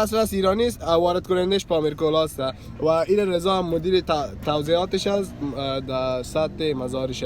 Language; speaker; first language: Persian; native; Persian